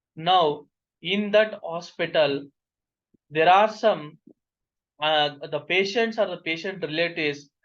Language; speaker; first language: English; non-native, local second language; Kannada